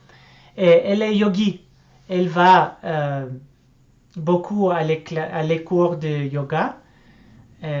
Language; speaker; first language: French; non-native, learner; English